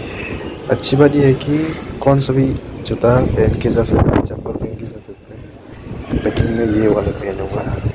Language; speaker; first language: Hindi; non-native, local second language; Kok Borok